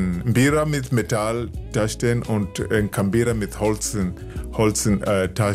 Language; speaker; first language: German; non-native, learner; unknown